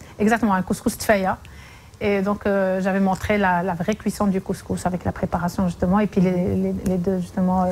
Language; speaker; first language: French; non-native, local second language; Arabic